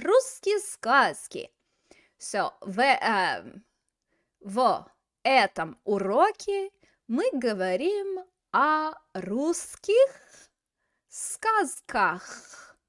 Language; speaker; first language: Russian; non-native, fluent; English